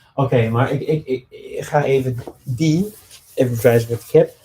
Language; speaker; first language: Dutch; non-native, fluent; English